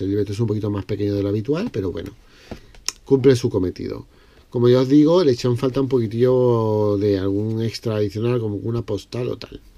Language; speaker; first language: Spanish; native; Spanish